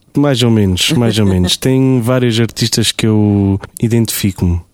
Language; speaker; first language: Portuguese; early bilingual, heritage; German